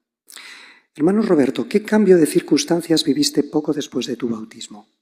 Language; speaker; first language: Spanish; native; Spanish